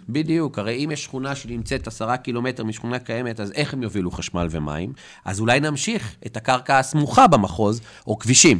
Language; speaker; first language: Hebrew; native; Hebrew